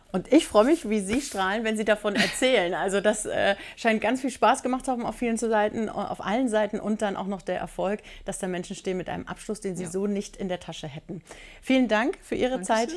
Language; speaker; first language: German; native; German